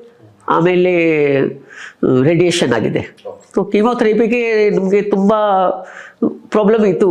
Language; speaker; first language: Kannada; non-native, local second language; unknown